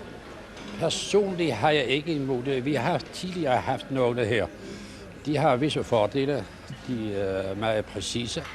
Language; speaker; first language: Danish; native; Danish